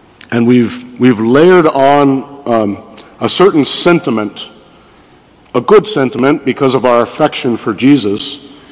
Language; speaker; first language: English; native; English